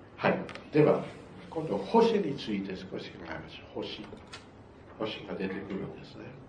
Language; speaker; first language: Japanese; non-native, fluent; Spanish